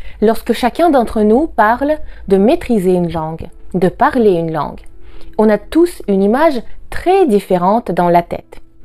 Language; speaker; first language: French; non-native, fluent; Russian